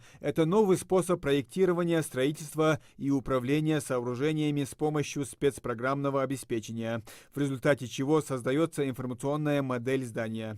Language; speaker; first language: Russian; native; Russian